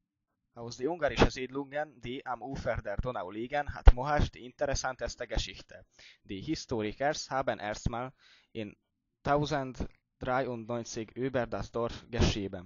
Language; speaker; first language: German; non-native, learner; Hungarian